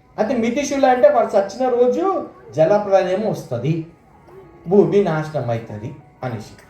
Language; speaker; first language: Telugu; non-native, local second language; Marathi